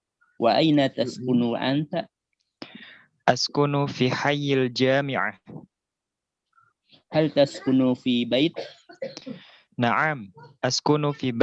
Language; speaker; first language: Arabic; non-native, learner; Indonesian